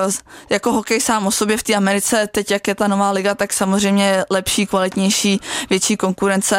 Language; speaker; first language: Czech; native; Czech